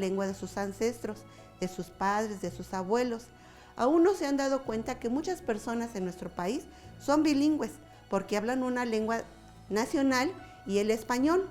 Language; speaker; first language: Spanish; native; Spanish